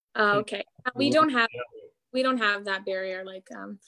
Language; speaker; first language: English; native; English